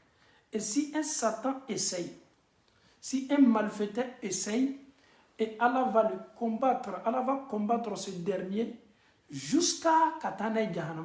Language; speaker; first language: French; non-native, local second language; Bambara